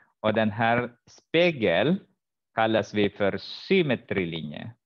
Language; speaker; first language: Swedish; non-native, fluent; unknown